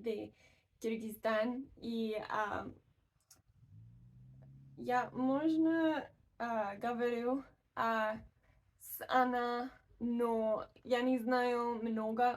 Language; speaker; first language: Russian; non-native, learner; English